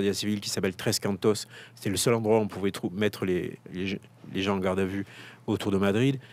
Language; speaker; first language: French; native; French